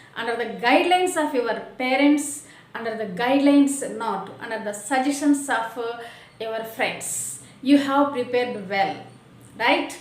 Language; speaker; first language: English; non-native, local second language; Telugu